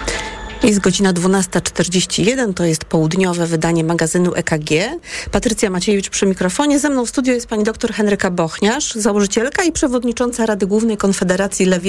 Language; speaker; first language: Polish; native; Polish